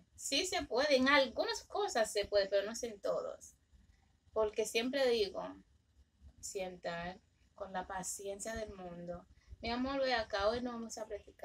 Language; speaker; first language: Spanish; early bilingual, other home language; Haitian Creole